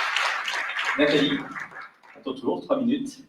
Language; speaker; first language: French; native; French